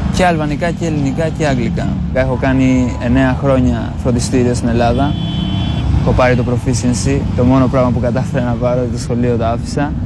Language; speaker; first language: Greek; early bilingual, other home language; Albanian